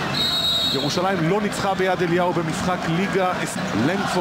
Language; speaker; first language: Hebrew; native; Hebrew